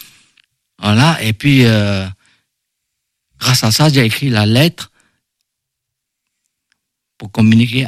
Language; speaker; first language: French; non-native, fluent; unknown